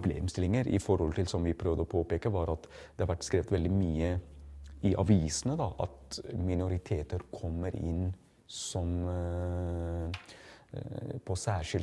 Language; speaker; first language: Norwegian; non-native, fluent; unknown